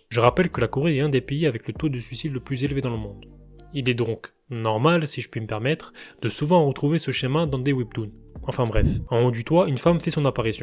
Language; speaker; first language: French; native; French